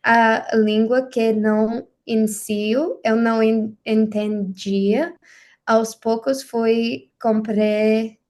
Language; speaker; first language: Portuguese; non-native, learner; English